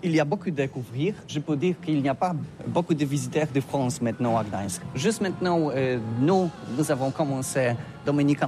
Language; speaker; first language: French; non-native, learner; Polish